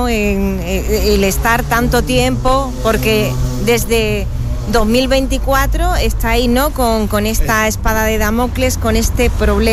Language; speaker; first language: Spanish; native; Spanish